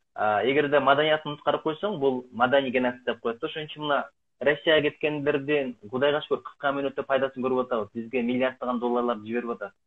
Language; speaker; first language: Kyrgyz; native; Kyrgyz